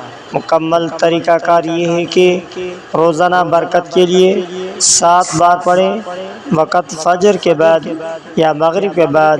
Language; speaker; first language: Urdu; native; Urdu